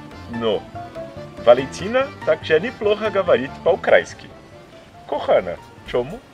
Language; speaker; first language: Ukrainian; non-native, learner; Portuguese